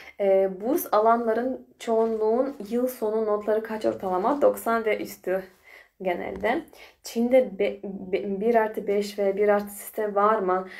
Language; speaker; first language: Turkish; non-native, fluent; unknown